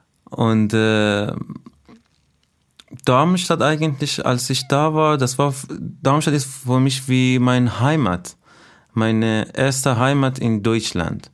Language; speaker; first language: German; non-native, fluent; Persian